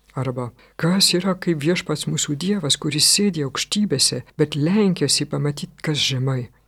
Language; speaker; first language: Lithuanian; non-native, fluent; French